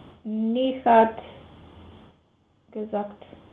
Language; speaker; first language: German; non-native, learner; Macedonian